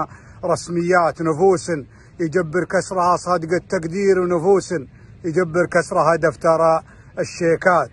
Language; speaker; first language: Arabic; native; Arabic